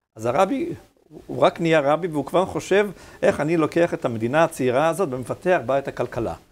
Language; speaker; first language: Hebrew; native; Hebrew